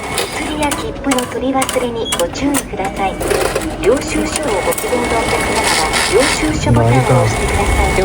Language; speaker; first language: Japanese; native; Japanese